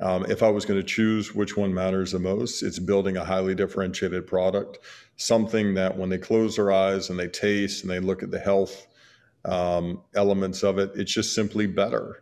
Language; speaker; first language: English; native; English